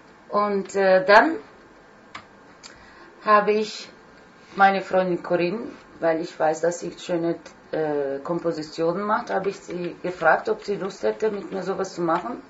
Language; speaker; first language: German; non-native, fluent; Turkish